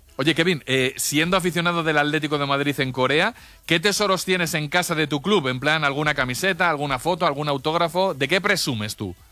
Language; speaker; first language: Spanish; native; Spanish